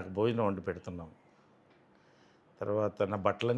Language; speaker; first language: Telugu; native; Telugu